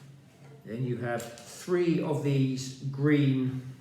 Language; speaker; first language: English; native; English